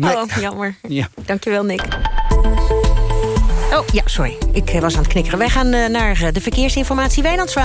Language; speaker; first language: Dutch; native; Dutch